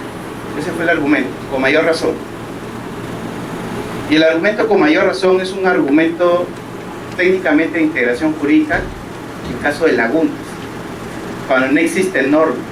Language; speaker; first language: Spanish; native; Spanish